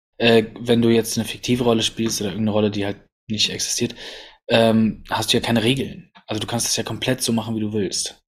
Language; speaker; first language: German; early bilingual, other home language; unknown